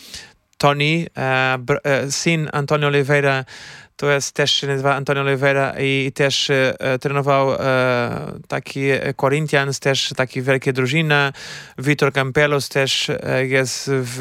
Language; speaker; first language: Polish; non-native, fluent; Portuguese